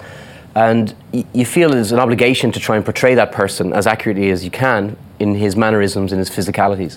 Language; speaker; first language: English; native; English